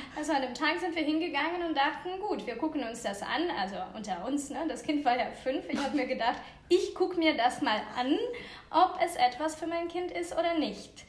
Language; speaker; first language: German; non-native, fluent; Russian